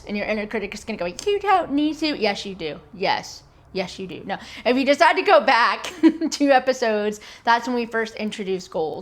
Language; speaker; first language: English; native; English